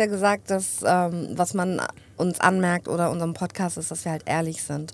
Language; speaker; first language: German; early bilingual, other home language; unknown